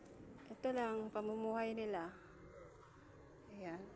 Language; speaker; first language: Filipino; non-native, local second language; Cebuano